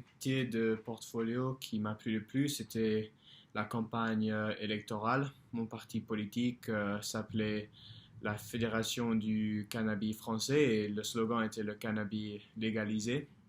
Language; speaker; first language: French; non-native, fluent; English